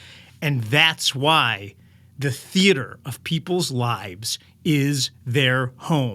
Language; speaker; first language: English; native; English